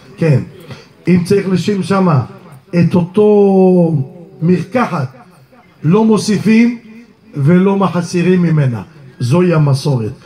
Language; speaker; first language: Hebrew; early bilingual, other home language; Arabic